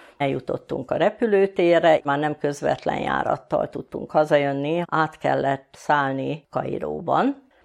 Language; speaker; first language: Hungarian; native; Hungarian